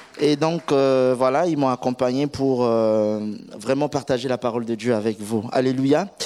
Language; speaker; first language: French; non-native, local second language; Sango